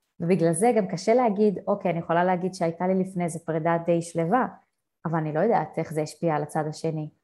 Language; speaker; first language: Hebrew; native; Hebrew